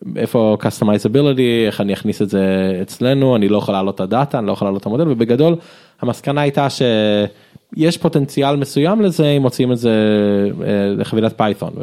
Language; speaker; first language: Hebrew; early bilingual, other home language; English